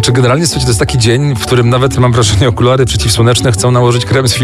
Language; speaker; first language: Polish; native; Polish